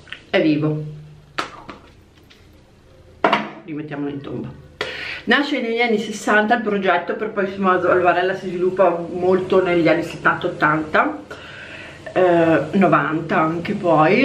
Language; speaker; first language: Italian; native; Italian